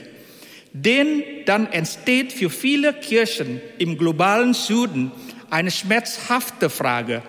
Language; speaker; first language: German; non-native, fluent; Indonesian